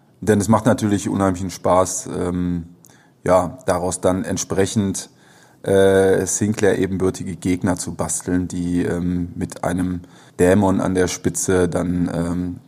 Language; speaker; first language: German; native; German